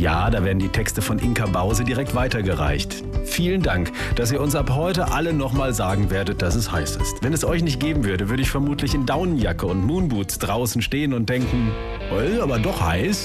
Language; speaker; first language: German; native; German